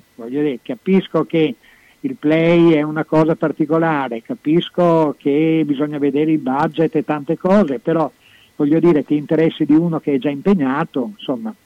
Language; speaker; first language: Italian; native; Italian